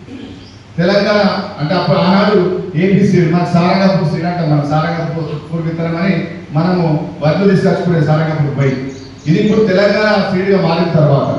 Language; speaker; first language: Telugu; native; Telugu